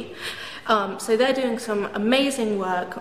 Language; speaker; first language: English; native; English